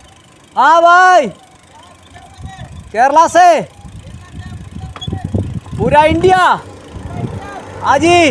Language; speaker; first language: Hindi; non-native, local second language; Malayalam